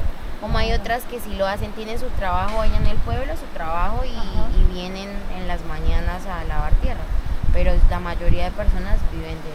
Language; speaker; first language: Spanish; native; Spanish